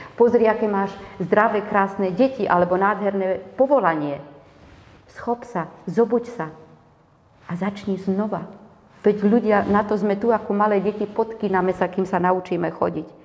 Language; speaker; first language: Slovak; non-native, local second language; Hungarian